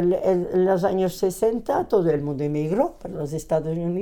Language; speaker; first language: Spanish; non-native, fluent; Portuguese